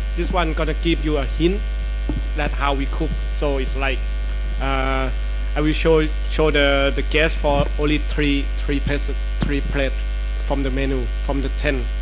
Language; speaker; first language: English; non-native, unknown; Thai